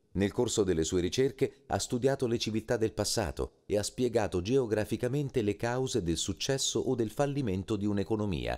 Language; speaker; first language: Italian; native; Italian